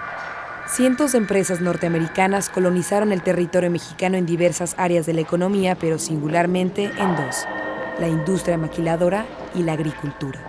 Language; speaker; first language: Spanish; native; Spanish